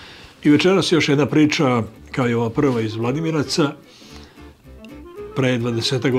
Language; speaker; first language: Bosnian; native; Bosnian